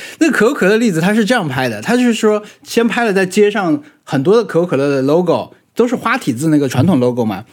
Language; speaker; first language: Chinese; native; Chinese